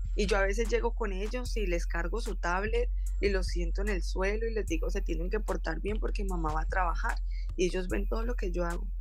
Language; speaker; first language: Spanish; native; Spanish